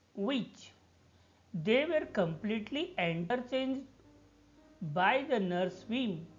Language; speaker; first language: English; non-native, local second language; Marathi